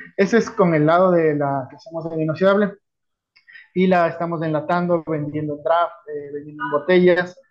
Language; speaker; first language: Spanish; native; Spanish